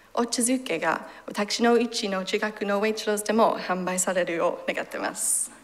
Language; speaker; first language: Japanese; non-native, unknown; English